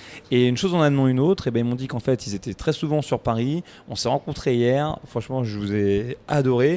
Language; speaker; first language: French; native; French